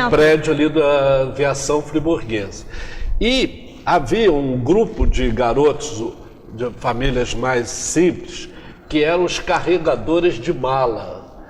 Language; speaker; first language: Portuguese; native; Portuguese